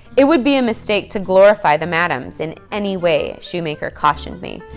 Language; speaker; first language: English; native; English